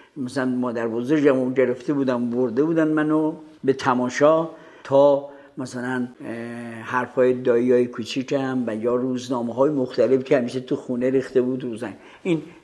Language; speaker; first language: Persian; native; Persian